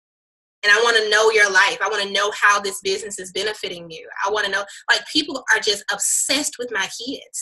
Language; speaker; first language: English; native; English